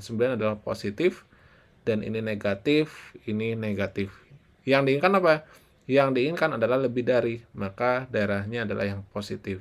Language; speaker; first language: Indonesian; native; Indonesian